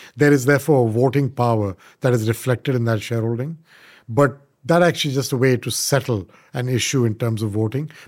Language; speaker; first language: English; non-native, local second language; Punjabi